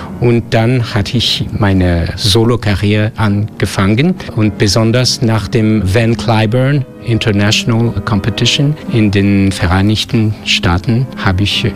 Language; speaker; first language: German; non-native, fluent; French